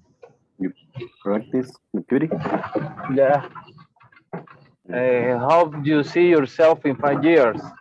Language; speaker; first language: English; non-native, learner; Spanish